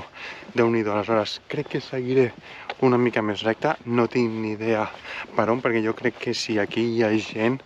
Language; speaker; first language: Catalan; native; Catalan